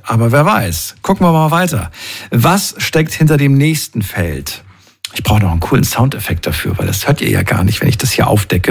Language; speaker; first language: German; native; German